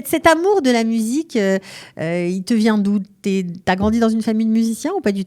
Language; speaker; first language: French; native; French